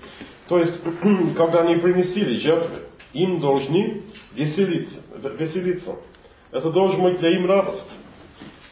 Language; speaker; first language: Russian; non-native, fluent; English